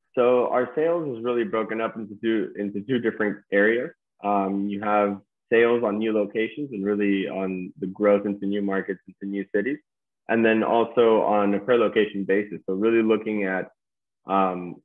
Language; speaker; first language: English; native; English